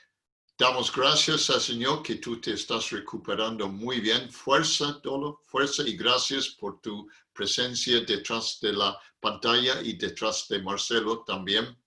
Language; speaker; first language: Spanish; non-native, fluent; English